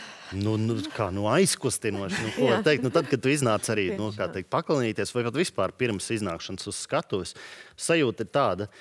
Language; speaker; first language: Latvian; native; Latvian